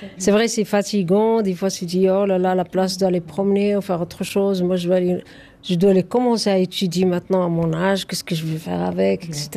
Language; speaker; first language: French; non-native, fluent; Arabic